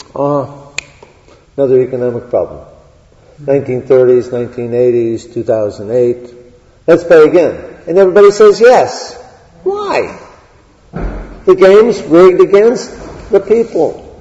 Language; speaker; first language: English; native; English